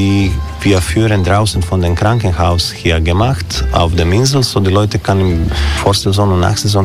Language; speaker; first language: German; non-native, learner; Croatian